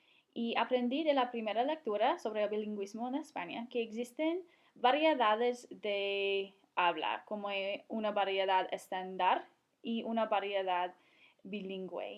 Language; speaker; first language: Spanish; non-native, fluent; English